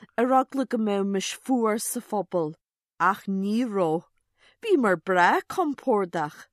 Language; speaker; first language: Irish; native; Irish